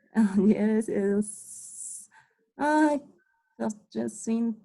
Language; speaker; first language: English; non-native, learner; Spanish